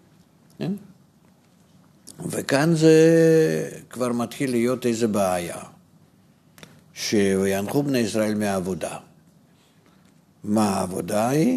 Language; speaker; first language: Hebrew; non-native, fluent; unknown